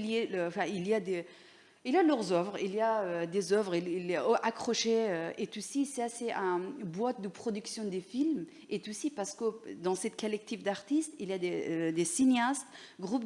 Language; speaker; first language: French; non-native, learner; Persian